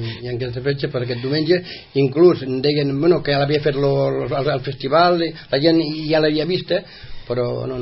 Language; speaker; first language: Catalan; native; Catalan